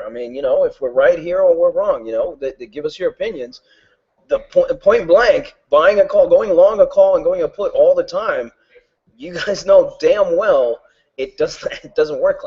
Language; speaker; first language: English; native; English